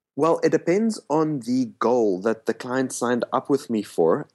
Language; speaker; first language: English; non-native, local second language; Afrikaans